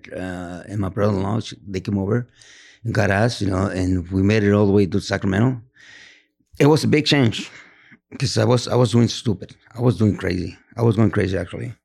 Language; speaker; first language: English; non-native, fluent; Spanish